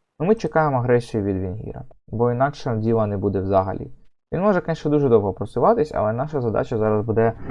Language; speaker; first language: Ukrainian; native; Ukrainian